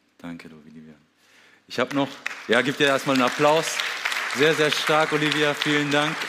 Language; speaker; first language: German; early bilingual, other home language; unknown